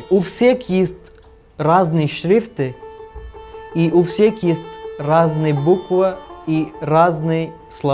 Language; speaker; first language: Russian; non-native, learner; Hindi